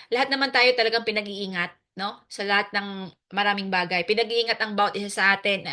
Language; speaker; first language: Filipino; native; Filipino